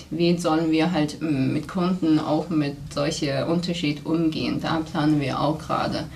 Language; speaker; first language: German; non-native, fluent; Chinese